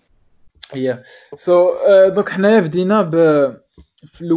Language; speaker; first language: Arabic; native; Arabic